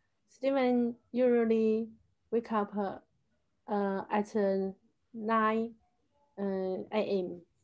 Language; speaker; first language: English; non-native, learner; Chinese